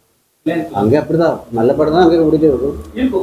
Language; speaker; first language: Tamil; non-native, local second language; Malayalam